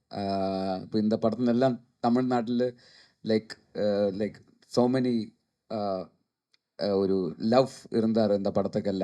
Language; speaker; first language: Tamil; non-native, learner; Malayalam